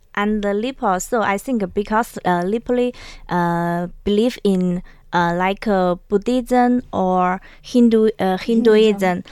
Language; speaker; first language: English; non-native, learner; Chinese